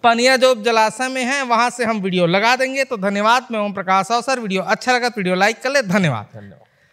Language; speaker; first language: Hindi; native; Hindi